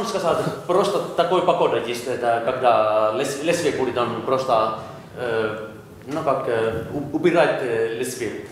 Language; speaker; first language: Russian; non-native, learner; Finnish